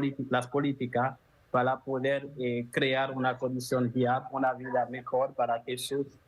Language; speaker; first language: Spanish; non-native, fluent; Haitian Creole